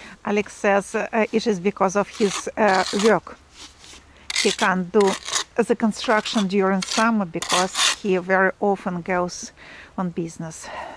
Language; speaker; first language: English; non-native, fluent; Russian